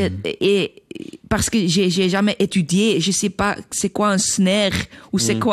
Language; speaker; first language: French; non-native, learner; Dutch